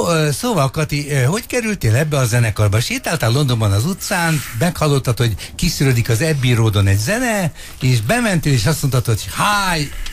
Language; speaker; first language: Hungarian; native; Hungarian